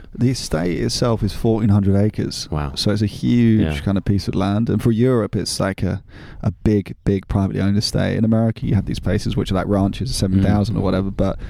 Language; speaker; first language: English; native; English